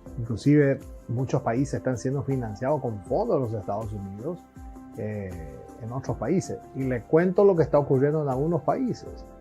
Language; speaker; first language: Spanish; native; Spanish